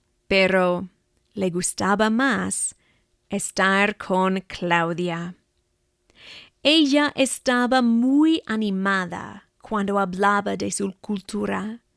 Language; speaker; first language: Spanish; non-native, fluent; English